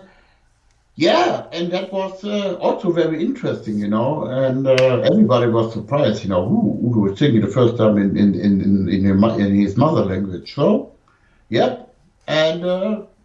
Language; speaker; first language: English; non-native, fluent; German